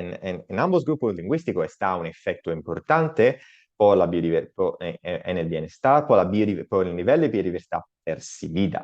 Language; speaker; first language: Spanish; non-native, learner; Italian